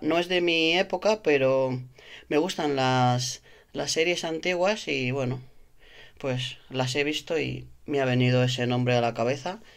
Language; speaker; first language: Spanish; native; Spanish